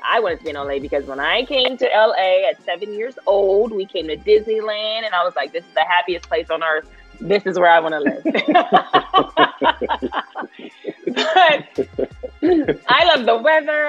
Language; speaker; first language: English; native; English